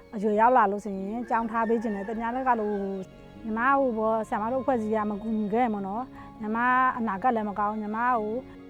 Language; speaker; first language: Burmese; native; Burmese